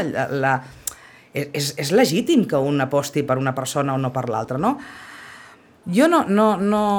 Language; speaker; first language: Catalan; native; Catalan